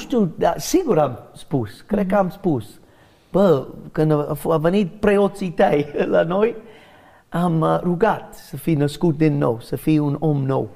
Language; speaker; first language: Romanian; non-native, learner; English